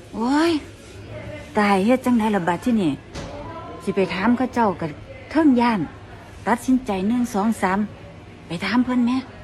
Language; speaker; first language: Thai; native; Thai